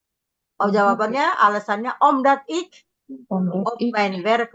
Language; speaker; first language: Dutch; non-native, fluent; Indonesian